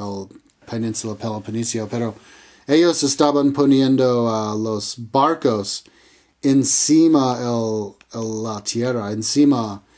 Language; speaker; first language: Spanish; non-native, learner; English